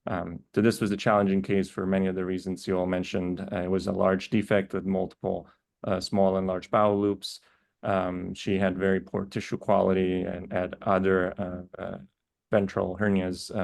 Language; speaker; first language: English; native; English